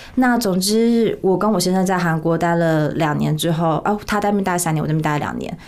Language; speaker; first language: Chinese; native; Chinese